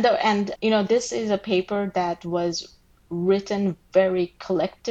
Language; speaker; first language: English; non-native, local second language; Bangla